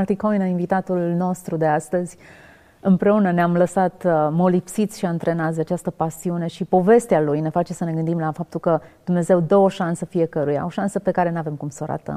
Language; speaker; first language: Romanian; native; Romanian